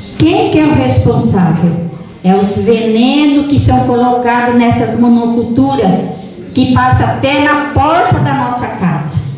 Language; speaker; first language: Portuguese; non-native, local second language; Guarani